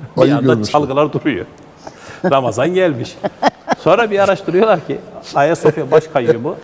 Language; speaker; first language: Turkish; native; Turkish